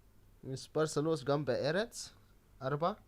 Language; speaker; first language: Hebrew; non-native, learner; Arabic